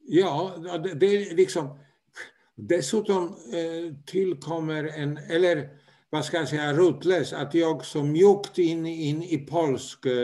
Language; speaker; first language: Swedish; non-native, fluent; Polish